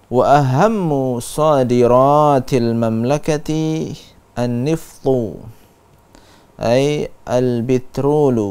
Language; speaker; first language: Arabic; non-native, fluent; Indonesian